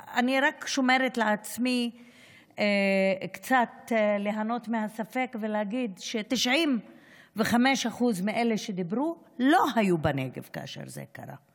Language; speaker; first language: Hebrew; non-native, local second language; Arabic